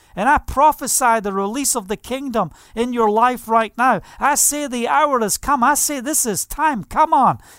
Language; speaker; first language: English; native; English